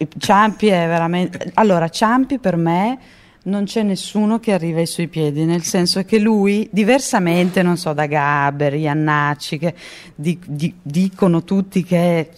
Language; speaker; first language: Italian; non-native, fluent; Portuguese